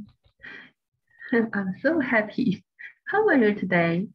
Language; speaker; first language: English; non-native, learner; Chinese